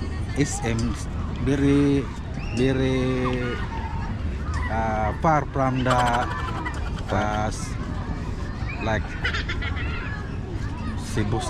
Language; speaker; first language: English; non-native, learner; Cebuano